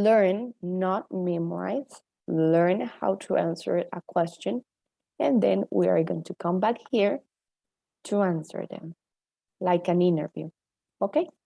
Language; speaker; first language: English; non-native, fluent; Spanish